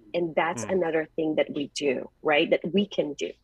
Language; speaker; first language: English; non-native, local second language; Filipino